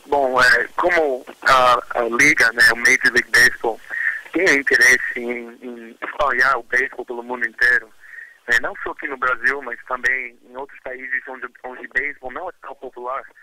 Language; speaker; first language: Portuguese; non-native, fluent; English